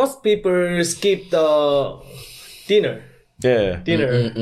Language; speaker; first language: English; non-native, learner; Korean